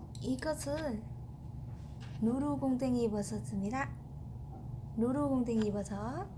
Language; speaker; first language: Korean; non-native, learner; Vietnamese